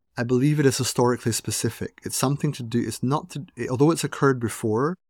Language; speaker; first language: English; native; English